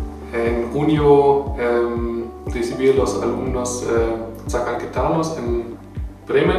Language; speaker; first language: Spanish; non-native, fluent; German